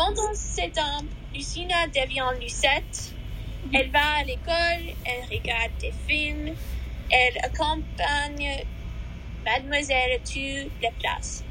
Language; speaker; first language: French; non-native, learner; English